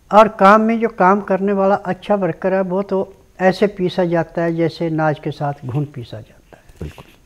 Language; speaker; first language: Hindi; native; Hindi